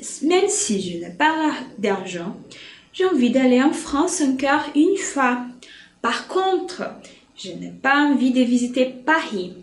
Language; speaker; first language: French; non-native, fluent; Portuguese